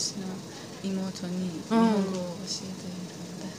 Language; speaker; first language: Japanese; non-native, learner; Persian